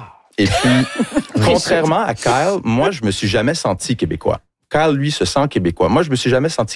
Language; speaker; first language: French; early bilingual, other home language; English